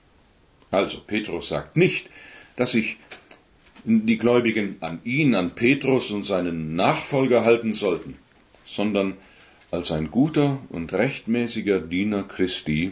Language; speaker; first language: German; native; German